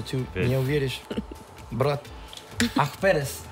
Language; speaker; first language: Russian; non-native, learner; Spanish